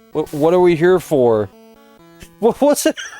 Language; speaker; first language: English; native; English